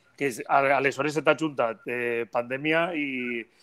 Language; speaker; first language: Spanish; non-native, local second language; Catalan